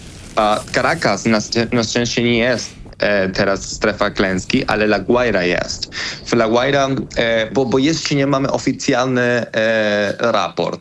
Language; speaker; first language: Polish; non-native, learner; Spanish